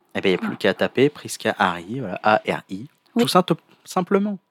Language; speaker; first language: French; native; French